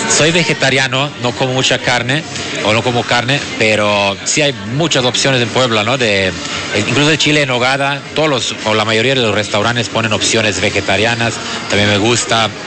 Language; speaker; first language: Spanish; non-native, fluent; German